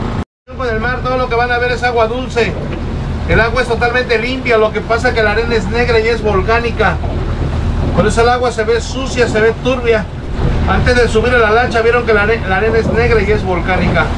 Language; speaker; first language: Spanish; native; Spanish